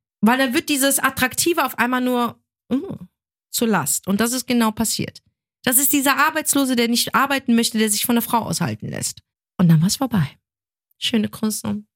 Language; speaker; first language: German; early bilingual, other home language; Arabic